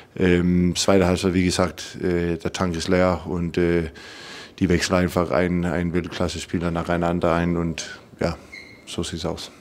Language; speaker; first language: German; non-native, fluent; Danish